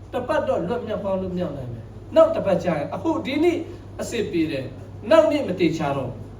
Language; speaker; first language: Burmese; non-native, local second language; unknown